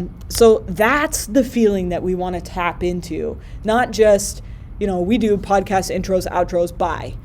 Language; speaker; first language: English; native; English